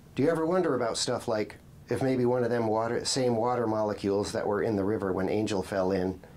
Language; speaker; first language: English; native; English